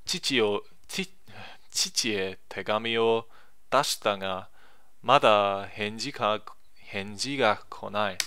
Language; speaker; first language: Japanese; non-native, learner; English